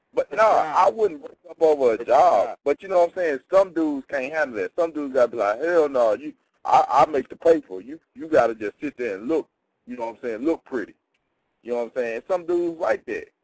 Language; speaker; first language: English; native; English